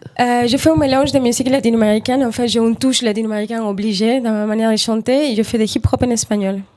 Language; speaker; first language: French; non-native, fluent; Spanish